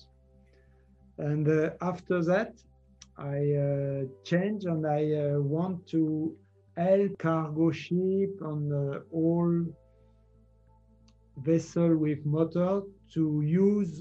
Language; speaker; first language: English; non-native, learner; French